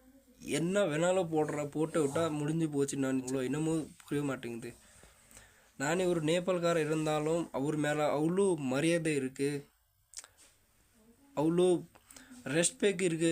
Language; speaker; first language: Tamil; non-native, fluent; Nepali